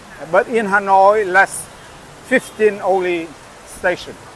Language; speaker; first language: English; non-native, learner; Vietnamese